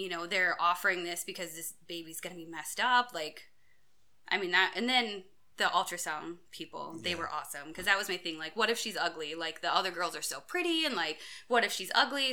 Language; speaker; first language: English; native; English